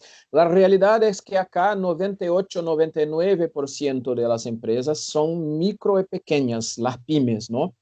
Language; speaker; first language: Spanish; non-native, fluent; Portuguese